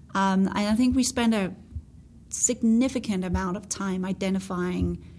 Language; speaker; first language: English; non-native, fluent; Danish